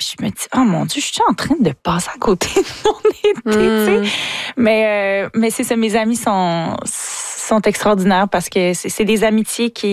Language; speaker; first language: French; native; French